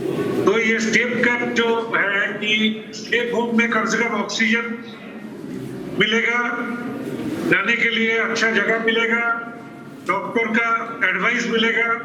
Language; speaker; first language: Hindi; non-native, local second language; Nepali